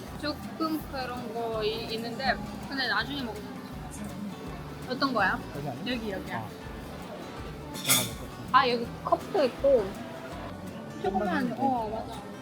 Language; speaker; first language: Korean; non-native, fluent; Russian